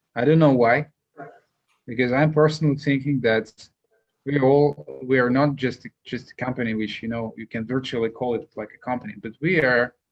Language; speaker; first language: English; non-native, fluent; Russian